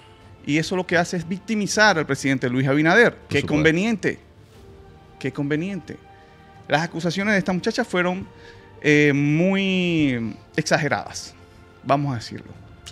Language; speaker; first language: Spanish; native; Spanish